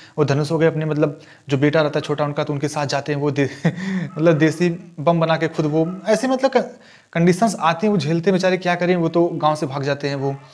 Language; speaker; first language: Hindi; native; Hindi